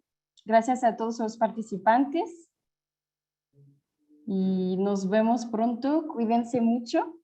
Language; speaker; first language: Spanish; non-native, fluent; French